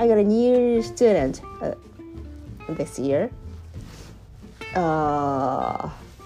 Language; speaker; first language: English; non-native, learner; Japanese